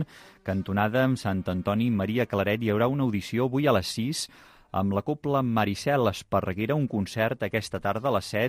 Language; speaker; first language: Catalan; native; Catalan